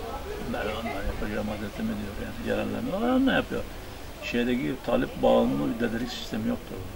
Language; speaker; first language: Turkish; native; Turkish